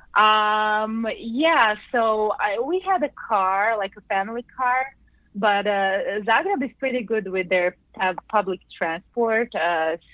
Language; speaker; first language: English; non-native, fluent; Croatian